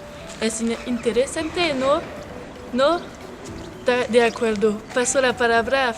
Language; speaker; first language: Spanish; non-native, learner; French